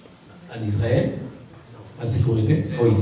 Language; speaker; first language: French; non-native, learner; Hebrew